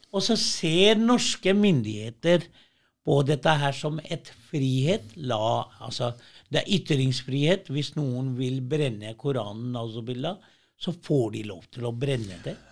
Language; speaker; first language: Norwegian; early bilingual, other home language; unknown